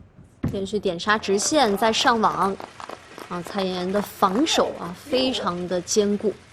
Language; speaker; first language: Chinese; native; Chinese